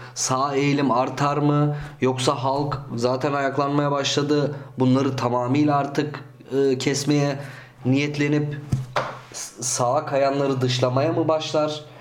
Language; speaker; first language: Turkish; early bilingual, heritage; Turkish